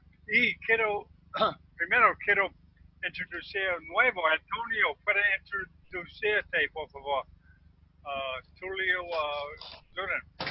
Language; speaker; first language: Spanish; non-native, learner; English